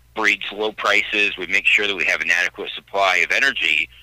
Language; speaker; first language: English; native; English